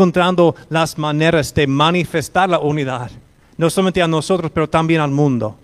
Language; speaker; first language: Spanish; non-native, fluent; English